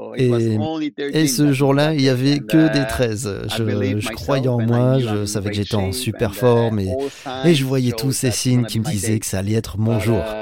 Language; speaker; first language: French; non-native, fluent; Polish